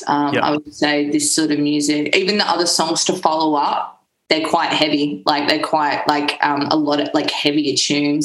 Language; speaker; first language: English; native; English